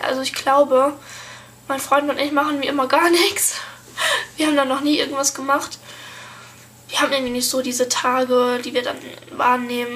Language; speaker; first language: German; native; German